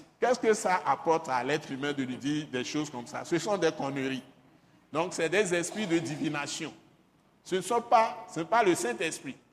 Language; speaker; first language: French; non-native, local second language; Ewe